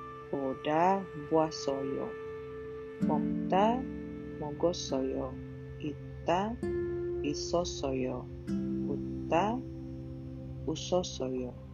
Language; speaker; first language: Korean; non-native, learner; Indonesian